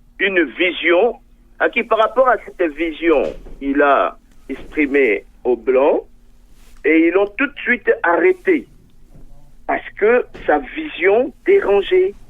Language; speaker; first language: French; non-native, local second language; Lingala